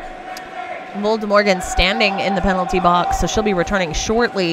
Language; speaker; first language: English; native; English